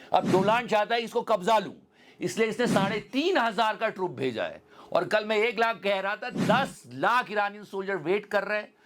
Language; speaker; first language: Hindi; native; Hindi